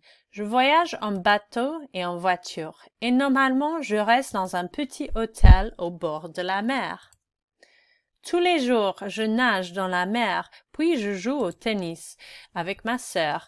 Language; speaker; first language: French; non-native, fluent; English